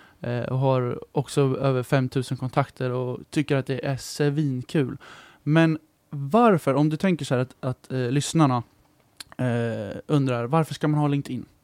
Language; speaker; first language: Swedish; native; Swedish